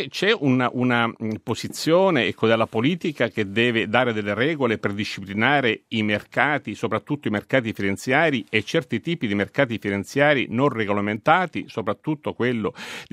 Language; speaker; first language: Italian; native; Italian